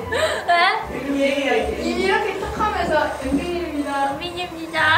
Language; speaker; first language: Korean; native; Korean